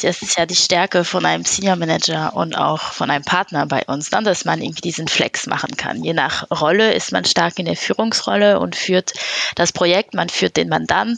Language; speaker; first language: German; non-native, fluent; French